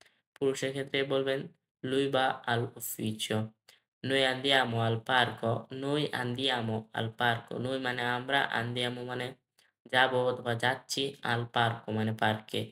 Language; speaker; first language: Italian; non-native, learner; Bangla